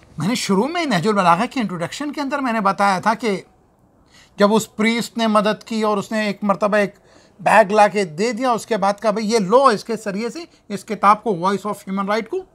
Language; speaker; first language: Urdu; native; Urdu